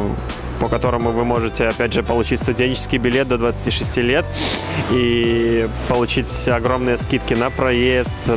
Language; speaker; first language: Russian; native; Russian